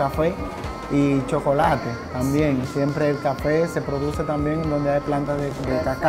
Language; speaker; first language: Spanish; native; Spanish